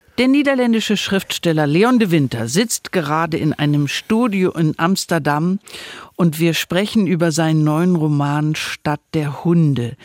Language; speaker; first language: German; native; German